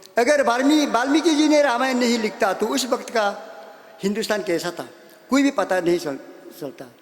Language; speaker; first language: Hindi; non-native, local second language; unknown